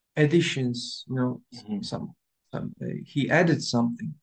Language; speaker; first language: English; non-native, learner; Turkish